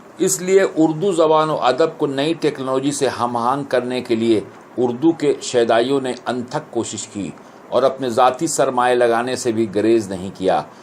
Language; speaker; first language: Urdu; native; Urdu